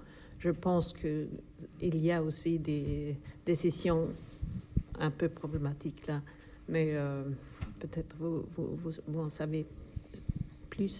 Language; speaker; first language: French; non-native, fluent; German